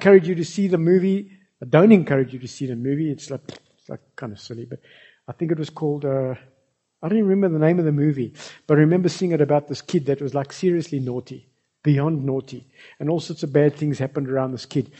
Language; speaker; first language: English; non-native, local second language; Afrikaans